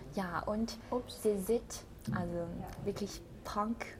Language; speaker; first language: German; non-native, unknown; Chinese